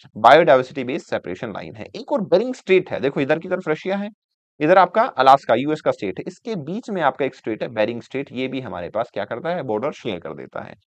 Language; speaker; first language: Hindi; native; Hindi